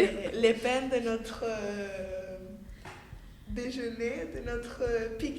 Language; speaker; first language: French; non-native, fluent; Spanish